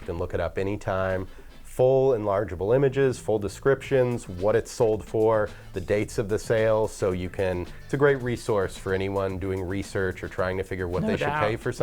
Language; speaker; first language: English; native; English